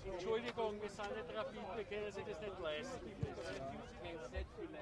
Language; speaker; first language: German; native; German